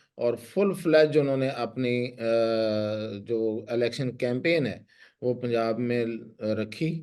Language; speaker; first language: Urdu; non-native, local second language; Punjabi